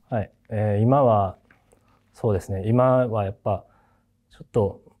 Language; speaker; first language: Japanese; native; Japanese